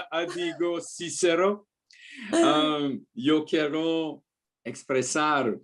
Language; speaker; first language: Spanish; non-native, fluent; French